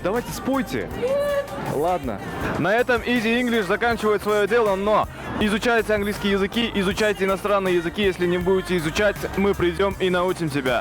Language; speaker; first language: Russian; native; Russian